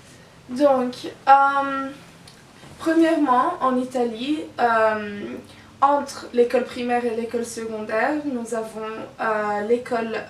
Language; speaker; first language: French; non-native, local second language; Italian